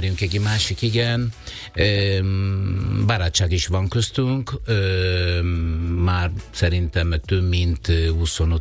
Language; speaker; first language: Hungarian; non-native, fluent; Italian